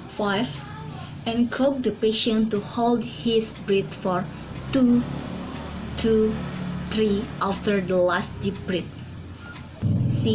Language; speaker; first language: English; non-native, learner; Indonesian